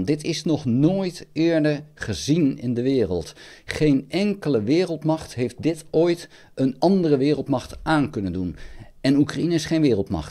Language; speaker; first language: Dutch; native; Dutch